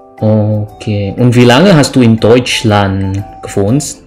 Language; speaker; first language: German; non-native, learner; Indonesian